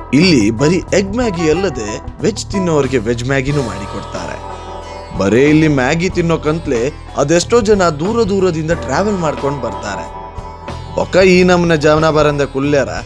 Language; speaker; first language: Kannada; non-native, local second language; Tulu